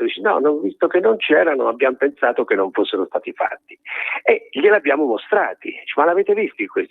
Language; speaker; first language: Italian; native; Italian